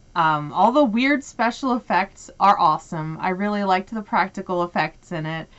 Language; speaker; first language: English; native; English